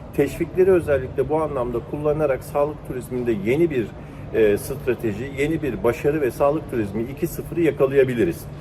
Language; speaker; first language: Turkish; native; Turkish